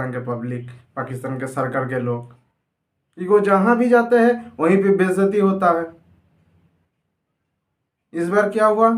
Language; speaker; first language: Hindi; non-native, local second language; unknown